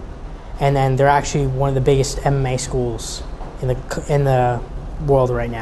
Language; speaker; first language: English; native; English